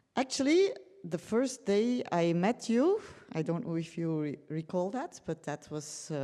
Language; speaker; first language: English; non-native, fluent; Dutch